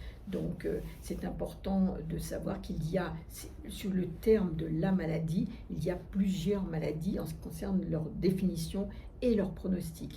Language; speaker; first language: French; native; French